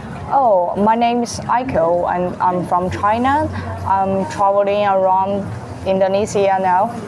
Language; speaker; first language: English; non-native, learner; Chinese